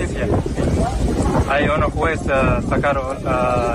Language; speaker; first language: Spanish; non-native, learner; Arabic